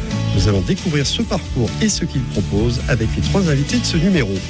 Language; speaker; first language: French; native; French